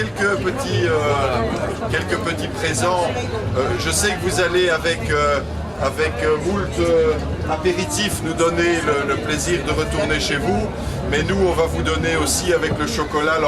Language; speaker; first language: French; native; French